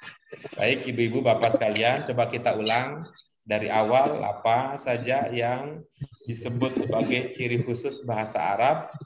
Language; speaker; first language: Indonesian; native; Indonesian